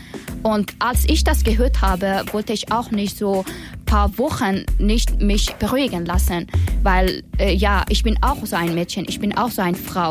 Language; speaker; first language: German; non-native, learner; Persian